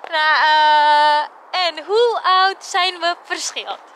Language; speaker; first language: Dutch; non-native, learner; Indonesian